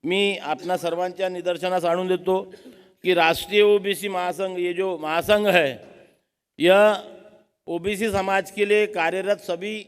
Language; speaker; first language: Hindi; non-native, local second language; Marathi